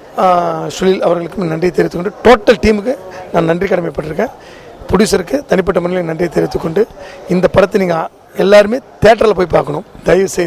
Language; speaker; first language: Tamil; native; Tamil